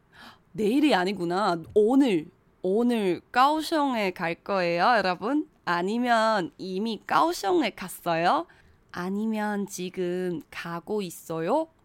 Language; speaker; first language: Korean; non-native, fluent; Chinese